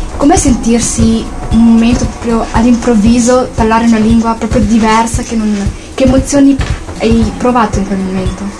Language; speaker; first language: Italian; early bilingual, other home language; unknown